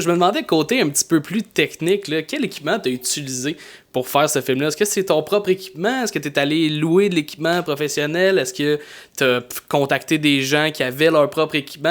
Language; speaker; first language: French; native; French